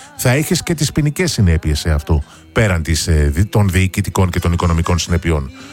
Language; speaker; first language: Greek; native; Greek